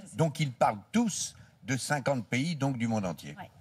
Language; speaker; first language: French; native; French